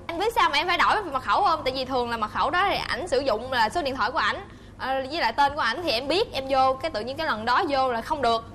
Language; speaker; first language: Vietnamese; native; Vietnamese